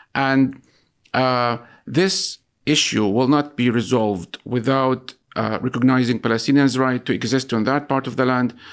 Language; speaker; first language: English; non-native, fluent; Arabic